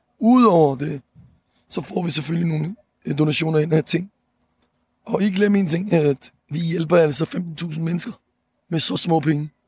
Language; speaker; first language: Danish; early bilingual, other home language; Arabic